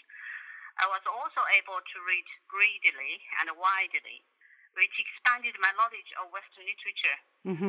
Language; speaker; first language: English; non-native, fluent; Chinese